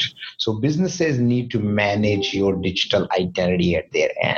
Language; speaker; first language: English; non-native, local second language; Hindi